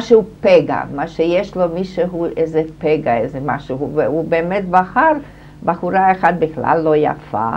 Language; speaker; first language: Hebrew; non-native, fluent; German